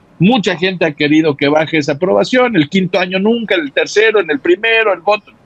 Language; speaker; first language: Spanish; native; Spanish